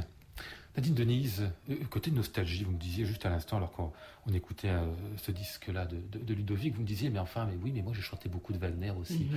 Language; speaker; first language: French; native; French